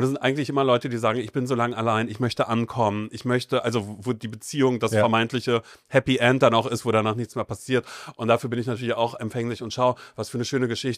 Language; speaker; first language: German; native; German